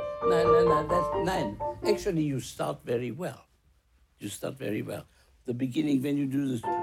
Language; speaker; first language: English; non-native, fluent; German